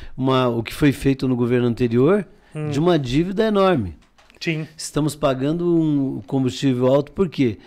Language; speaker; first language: Portuguese; native; Portuguese